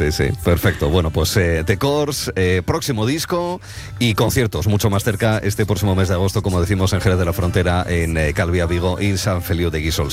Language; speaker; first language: Spanish; native; Spanish